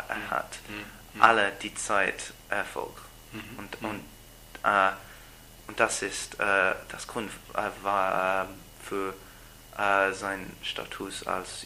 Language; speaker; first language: German; non-native, learner; English